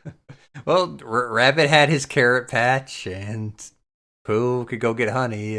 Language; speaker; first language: English; native; English